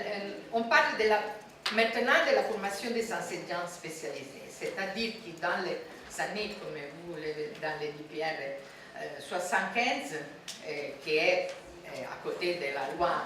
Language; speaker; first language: French; non-native, fluent; Italian